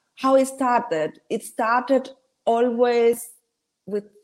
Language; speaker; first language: English; non-native, learner; Spanish